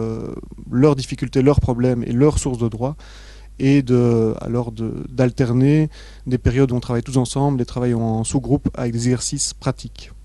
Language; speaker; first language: French; native; French